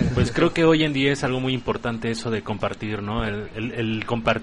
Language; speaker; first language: Spanish; native; Spanish